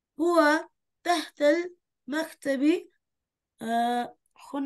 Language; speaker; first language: Arabic; non-native, learner; Urdu